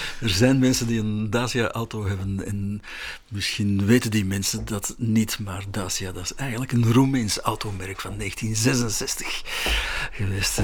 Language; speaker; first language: Dutch; native; Dutch